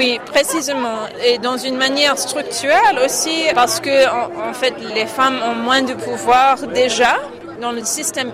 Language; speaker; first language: French; non-native, fluent; English